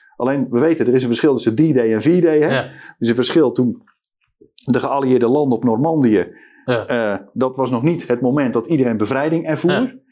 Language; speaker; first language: Dutch; native; Dutch